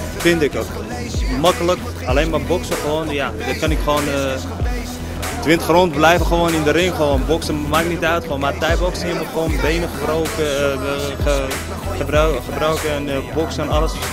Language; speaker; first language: Dutch; non-native, learner; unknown